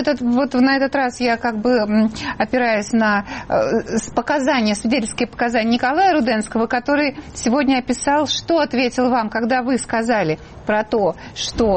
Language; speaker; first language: Russian; native; Russian